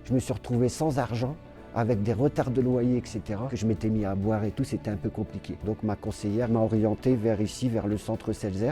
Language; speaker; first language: French; native; French